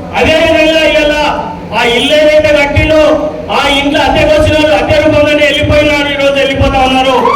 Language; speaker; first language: Telugu; native; Telugu